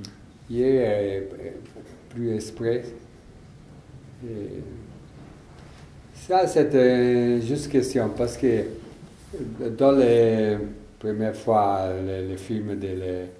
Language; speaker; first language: French; non-native, learner; Italian